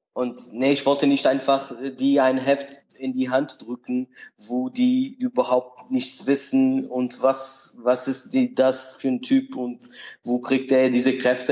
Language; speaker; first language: German; non-native, learner; Portuguese